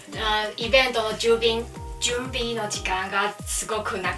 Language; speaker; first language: Japanese; non-native, learner; Chinese